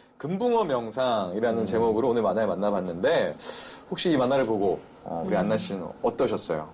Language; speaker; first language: Korean; native; Korean